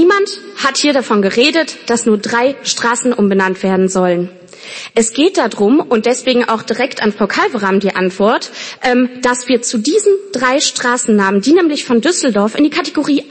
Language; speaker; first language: German; native; German